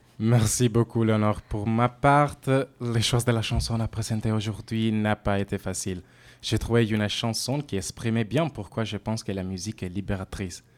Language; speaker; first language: French; non-native, fluent; Italian